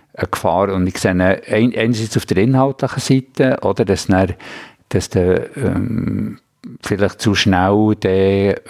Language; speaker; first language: German; early bilingual, other home language; Swedish